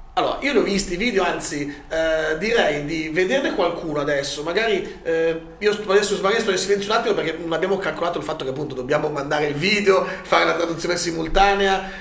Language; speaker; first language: Italian; native; Italian